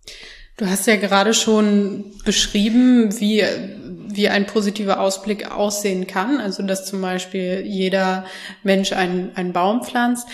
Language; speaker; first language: German; native; German